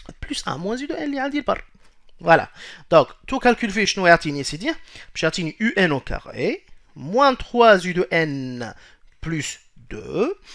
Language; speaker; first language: French; non-native, local second language; Arabic